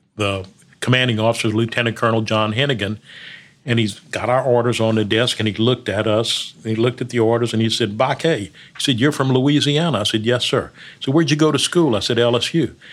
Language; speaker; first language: English; early bilingual, other home language; Spanish